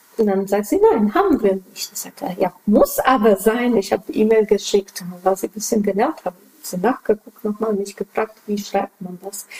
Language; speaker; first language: German; non-native, fluent; Polish